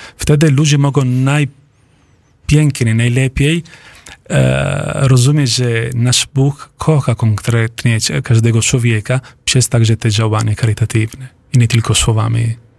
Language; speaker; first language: Polish; non-native, fluent; Italian